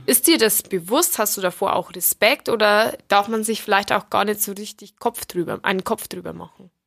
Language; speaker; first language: German; native; German